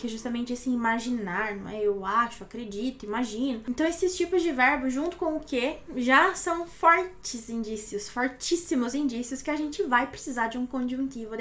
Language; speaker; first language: Portuguese; native; Portuguese